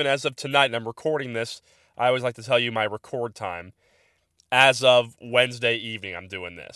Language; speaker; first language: English; native; English